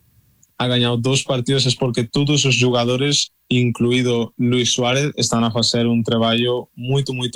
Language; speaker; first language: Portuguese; non-native, fluent; Spanish